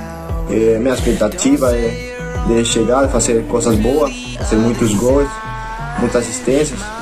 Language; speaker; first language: Portuguese; non-native, learner; Spanish